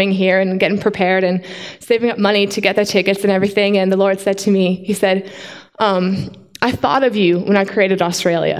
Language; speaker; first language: English; native; English